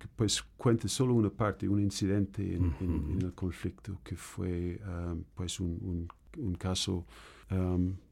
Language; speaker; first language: Spanish; non-native, fluent; English